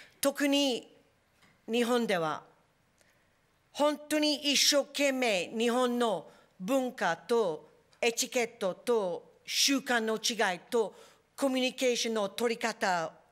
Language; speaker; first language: Japanese; non-native, fluent; English